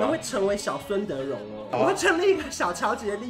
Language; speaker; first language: Chinese; native; Chinese